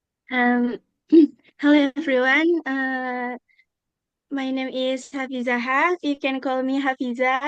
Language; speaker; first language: English; non-native, learner; Indonesian